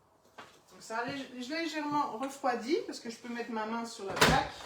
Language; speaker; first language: French; native; French